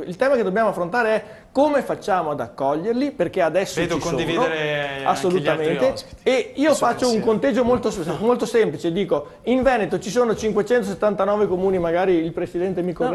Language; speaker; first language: Italian; native; Italian